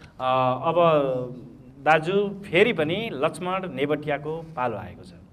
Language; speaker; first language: Nepali; native; Nepali